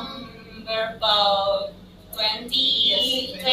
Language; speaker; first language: English; non-native, learner; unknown